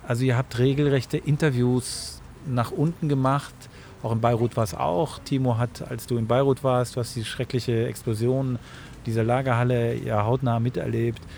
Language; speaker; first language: German; native; German